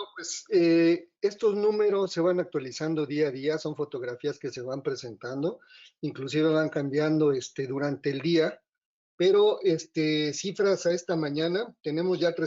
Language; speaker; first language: Spanish; native; Spanish